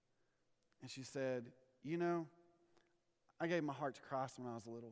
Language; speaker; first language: English; native; English